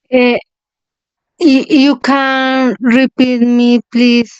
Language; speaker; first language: English; non-native, learner; Spanish